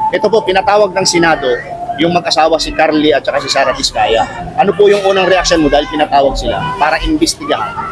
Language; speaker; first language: Filipino; native; Filipino